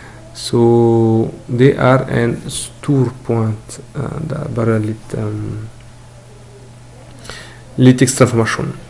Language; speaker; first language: Norwegian; non-native, learner; French